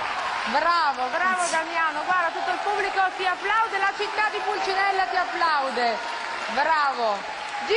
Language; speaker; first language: Italian; native; Italian